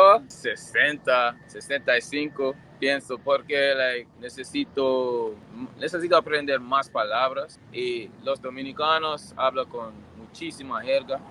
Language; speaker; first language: Spanish; non-native, learner; English